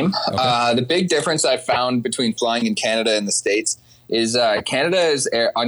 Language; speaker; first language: English; native; English